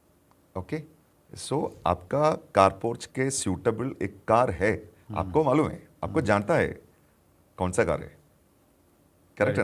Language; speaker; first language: Hindi; non-native, local second language; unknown